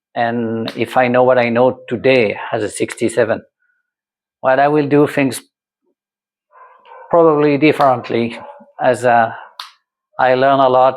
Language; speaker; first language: English; non-native, learner; French